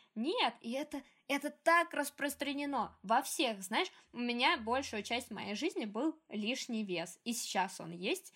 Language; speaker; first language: Russian; native; Russian